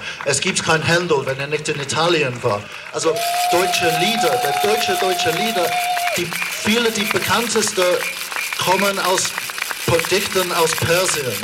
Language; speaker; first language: German; non-native, fluent; English